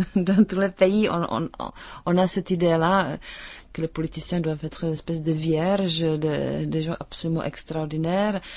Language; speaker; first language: French; non-native, fluent; Czech